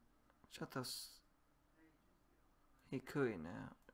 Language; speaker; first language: Japanese; non-native, learner; English